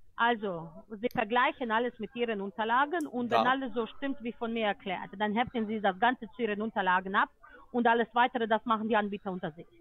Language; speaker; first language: German; non-native, fluent; Bosnian